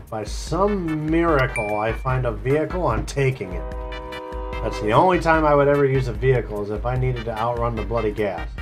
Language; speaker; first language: English; native; English